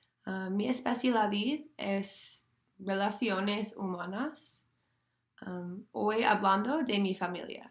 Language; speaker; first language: Spanish; non-native, learner; English